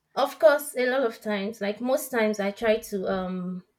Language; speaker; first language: English; non-native, local second language; Yoruba